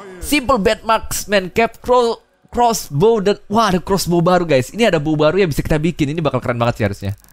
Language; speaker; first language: Indonesian; native; Indonesian